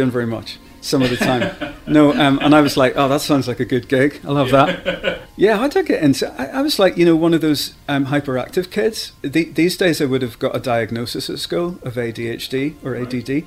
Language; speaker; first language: English; native; English